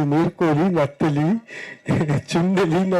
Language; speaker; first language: Tamil; non-native, learner; Malayalam